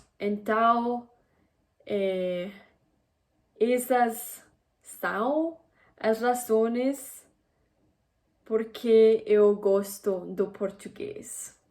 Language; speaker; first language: Portuguese; non-native, learner; Spanish